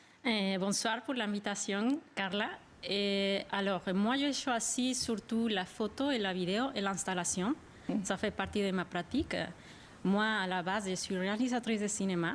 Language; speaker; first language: French; non-native, fluent; Spanish